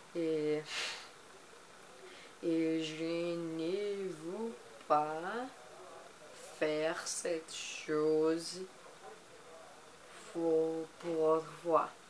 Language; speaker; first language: French; non-native, learner; Portuguese